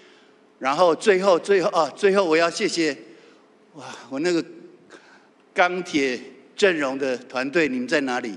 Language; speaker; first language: Chinese; native; Chinese